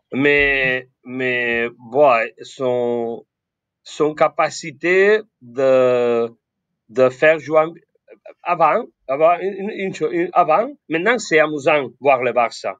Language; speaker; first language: French; non-native, fluent; Spanish